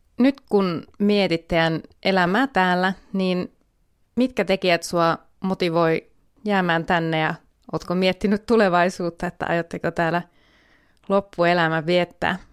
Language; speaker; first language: Finnish; native; Finnish